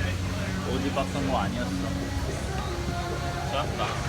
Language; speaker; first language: Korean; non-native, learner; Norwegian